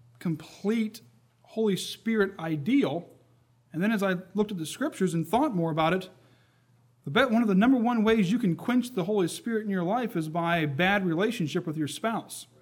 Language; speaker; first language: English; native; English